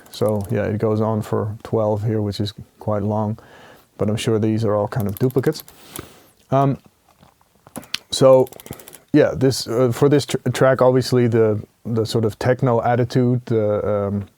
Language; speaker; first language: English; non-native, fluent; Dutch